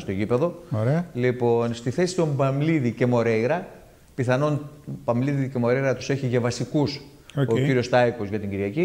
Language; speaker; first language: Greek; native; Greek